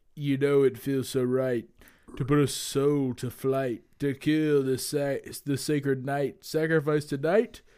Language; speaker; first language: English; native; English